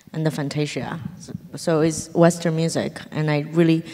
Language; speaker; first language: English; early bilingual, other home language; Chinese